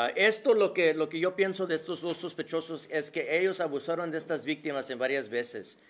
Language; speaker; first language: Spanish; early bilingual, other home language; English